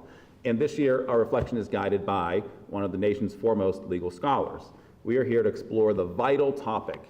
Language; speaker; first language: English; native; English